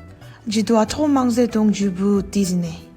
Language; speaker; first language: French; non-native, learner; Korean